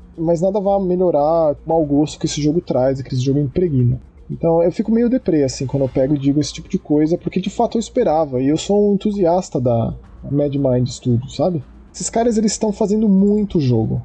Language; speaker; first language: Portuguese; native; Portuguese